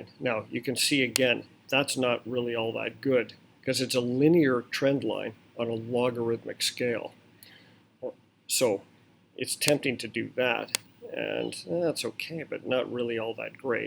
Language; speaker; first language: English; native; English